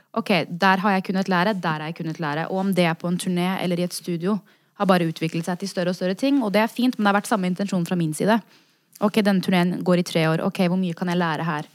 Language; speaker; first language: Norwegian; native; Norwegian